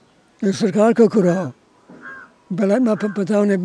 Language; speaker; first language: Nepali; non-native, learner; English